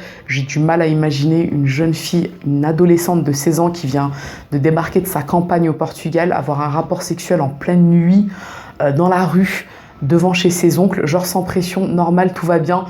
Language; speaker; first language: French; native; French